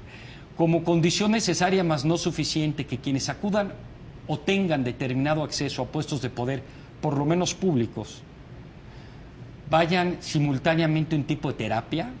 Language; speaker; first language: Spanish; native; Spanish